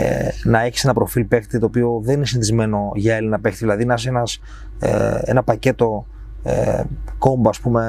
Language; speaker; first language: Greek; native; Greek